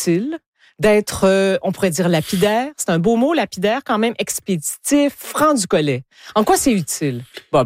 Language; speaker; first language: French; native; French